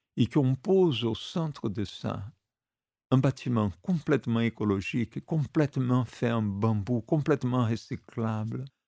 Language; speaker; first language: French; non-native, fluent; Portuguese